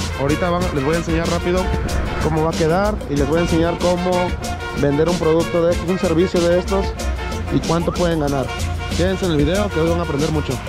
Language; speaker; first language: Spanish; native; Spanish